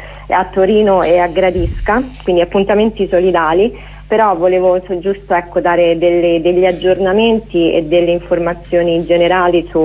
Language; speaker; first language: Italian; native; Italian